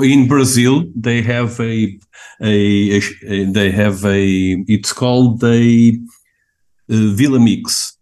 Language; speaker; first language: English; non-native, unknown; Portuguese